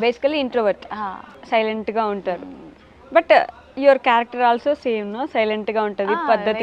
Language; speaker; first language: Telugu; native; Telugu